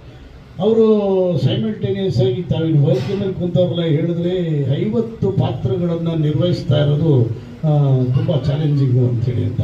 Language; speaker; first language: Kannada; native; Kannada